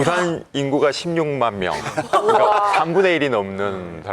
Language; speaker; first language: Korean; native; Korean